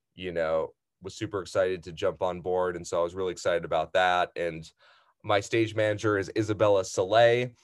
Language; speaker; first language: English; native; English